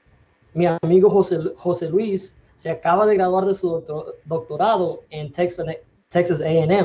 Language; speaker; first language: Spanish; early bilingual, other home language; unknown